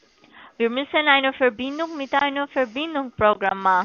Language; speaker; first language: German; non-native, learner; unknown